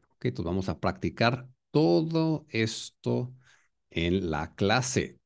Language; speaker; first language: Spanish; native; Spanish